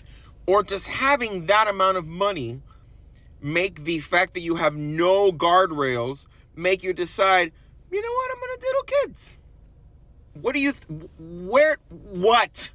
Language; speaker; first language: English; native; English